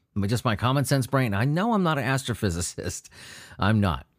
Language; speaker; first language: English; native; English